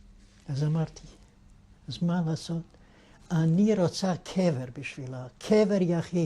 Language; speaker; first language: Hebrew; non-native, fluent; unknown